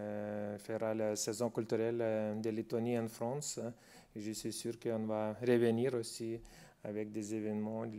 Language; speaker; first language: French; non-native, fluent; Lithuanian